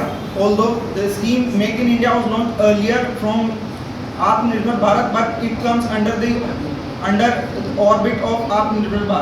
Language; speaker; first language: English; non-native, local second language; Hindi